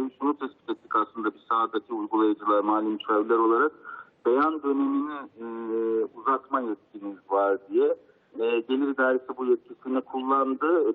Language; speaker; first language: Turkish; native; Turkish